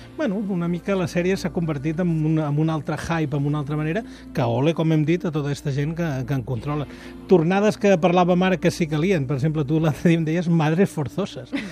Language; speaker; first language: Catalan; native; Catalan